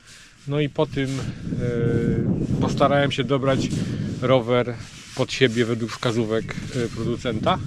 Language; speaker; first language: Polish; native; Polish